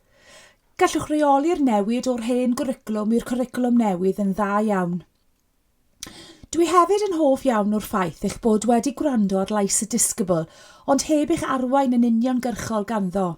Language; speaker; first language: Welsh; native; Welsh